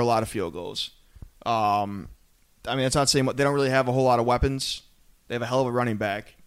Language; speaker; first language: English; native; English